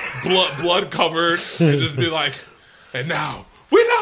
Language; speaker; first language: English; native; English